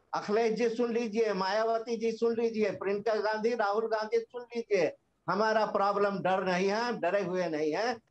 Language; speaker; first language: Hindi; native; Hindi